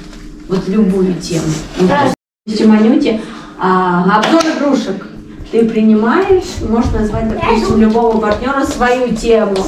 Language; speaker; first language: Russian; native; Russian